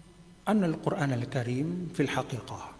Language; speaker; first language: Arabic; non-native, fluent; Sasak